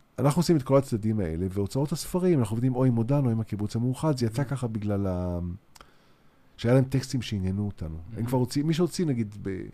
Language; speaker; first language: Hebrew; native; Hebrew